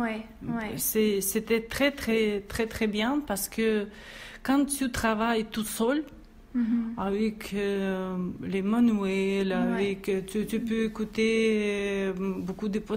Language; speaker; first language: French; non-native, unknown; Russian